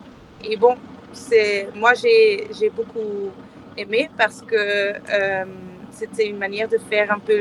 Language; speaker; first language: French; non-native, fluent; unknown